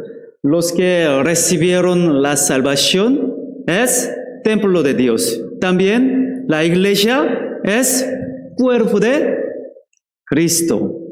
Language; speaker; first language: Spanish; non-native, fluent; Korean